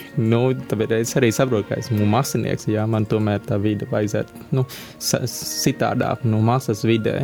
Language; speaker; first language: Latvian; non-native, fluent; Vietnamese